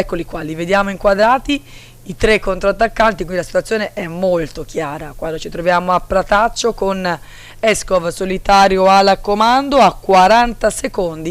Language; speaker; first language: Italian; native; Italian